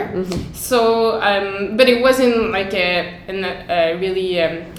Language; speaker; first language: English; native; English